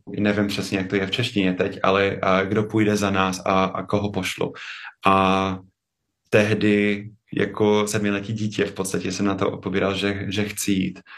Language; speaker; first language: Czech; non-native, fluent; English